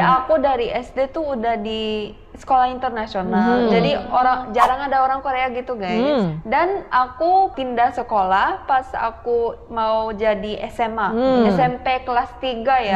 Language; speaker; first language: Indonesian; early bilingual, other home language; Korean